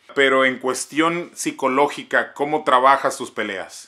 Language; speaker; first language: Spanish; native; Spanish